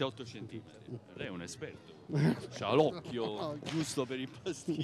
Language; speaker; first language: Italian; native; Italian